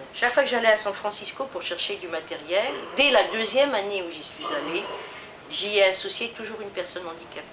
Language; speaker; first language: French; native; French